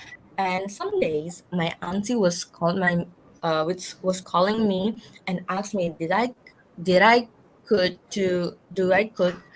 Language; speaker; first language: English; non-native, learner; Indonesian